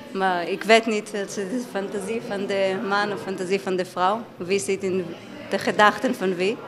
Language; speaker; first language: Dutch; non-native, fluent; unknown